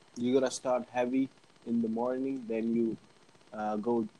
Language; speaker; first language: English; native; English